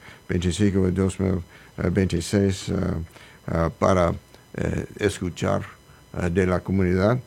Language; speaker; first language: Spanish; non-native, learner; English